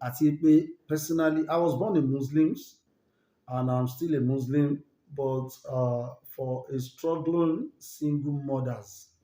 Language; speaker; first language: English; non-native, local second language; Yoruba